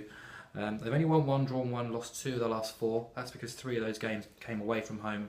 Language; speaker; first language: English; native; English